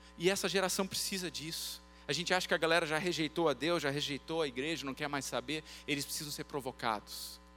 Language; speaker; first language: Portuguese; early bilingual, other home language; English